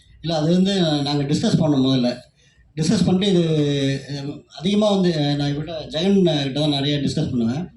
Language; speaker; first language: Tamil; native; Tamil